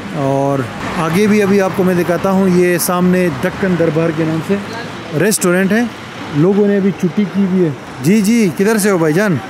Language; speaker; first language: Urdu; native; Urdu